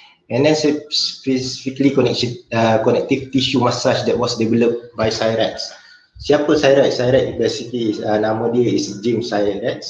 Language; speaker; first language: English; non-native, local second language; Malay